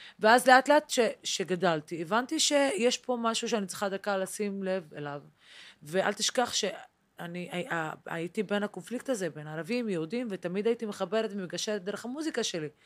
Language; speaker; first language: Hebrew; non-native, local second language; Arabic